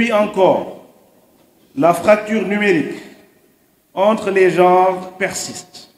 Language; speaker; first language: French; non-native, local second language; Wolof